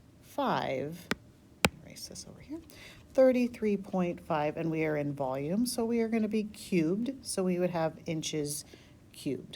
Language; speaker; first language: English; native; English